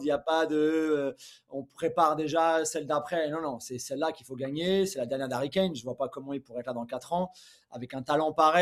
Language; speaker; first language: French; native; French